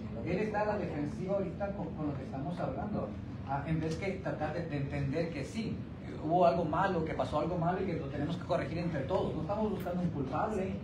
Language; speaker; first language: Spanish; native; Spanish